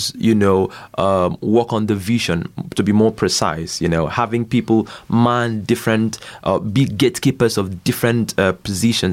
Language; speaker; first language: English; non-native, local second language; Ibibio